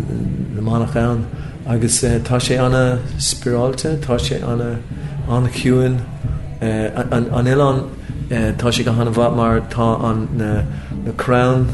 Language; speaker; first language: Irish; non-native, local second language; English